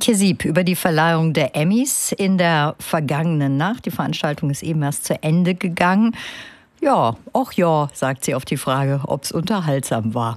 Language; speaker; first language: German; native; German